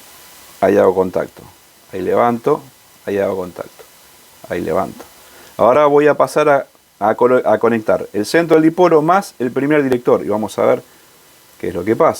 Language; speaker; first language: Spanish; native; Spanish